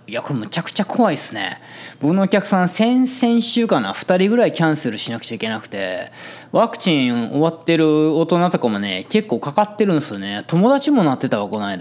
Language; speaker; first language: Japanese; native; Japanese